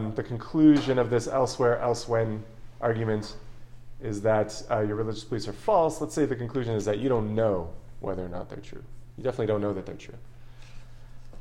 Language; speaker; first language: English; native; English